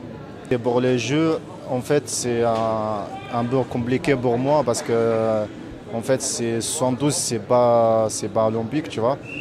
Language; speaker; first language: French; non-native, learner; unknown